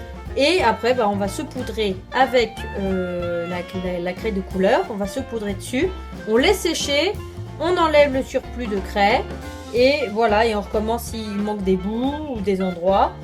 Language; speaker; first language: French; native; French